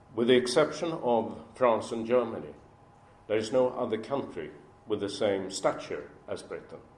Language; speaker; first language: English; non-native, fluent; Swedish